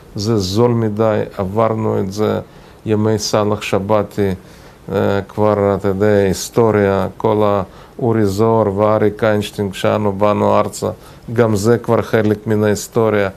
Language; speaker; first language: Hebrew; early bilingual, other home language; Russian